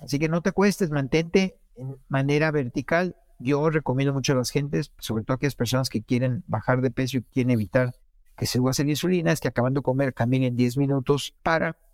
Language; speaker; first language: Spanish; native; Spanish